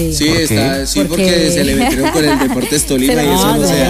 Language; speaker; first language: Spanish; native; Spanish